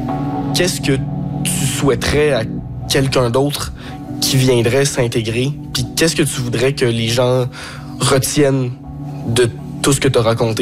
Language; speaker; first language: French; native; French